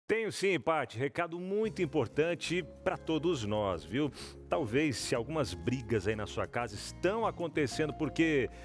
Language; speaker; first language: Portuguese; native; Portuguese